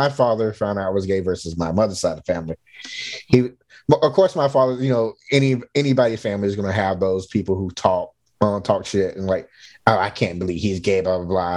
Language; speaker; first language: English; native; English